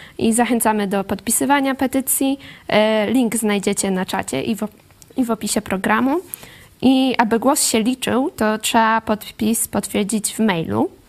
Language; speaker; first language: Polish; native; Polish